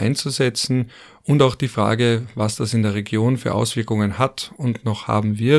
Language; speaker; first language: German; native; German